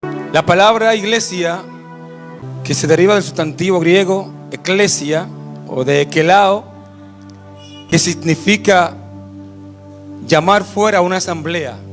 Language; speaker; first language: Spanish; native; Spanish